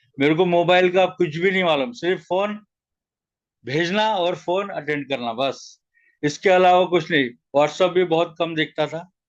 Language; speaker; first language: Hindi; non-native, local second language; Marathi